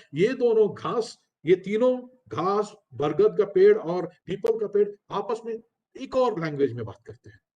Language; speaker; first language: Hindi; non-native, local second language; Telugu